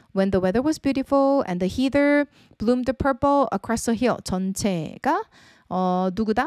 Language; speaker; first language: English; non-native, fluent; Korean